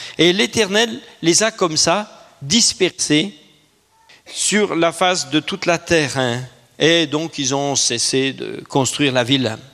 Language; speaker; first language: French; native; French